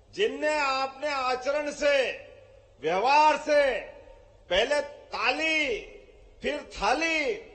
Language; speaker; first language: Hindi; native; Hindi